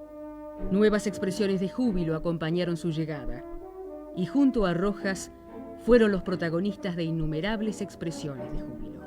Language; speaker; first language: Spanish; native; Spanish